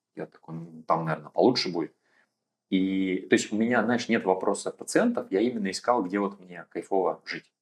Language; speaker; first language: Russian; native; Russian